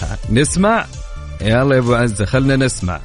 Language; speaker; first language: Arabic; native; Arabic